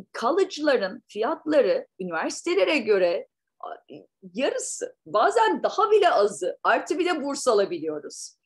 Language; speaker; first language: Turkish; native; Turkish